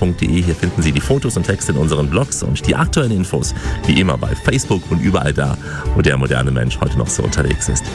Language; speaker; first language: German; native; German